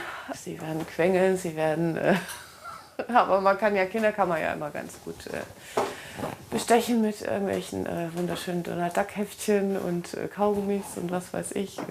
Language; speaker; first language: German; native; German